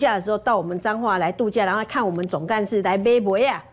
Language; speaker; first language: Chinese; native; Chinese